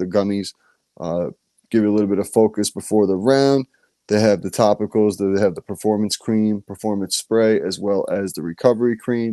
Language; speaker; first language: English; native; English